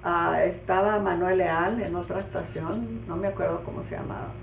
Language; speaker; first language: Spanish; early bilingual, heritage; Spanish